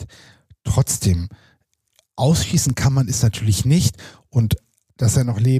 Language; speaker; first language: German; native; German